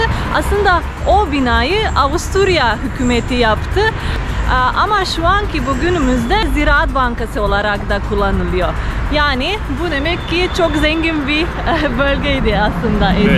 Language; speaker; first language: Turkish; non-native, fluent; Slovenian